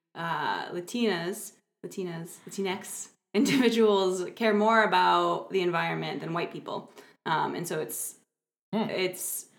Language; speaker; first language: English; native; English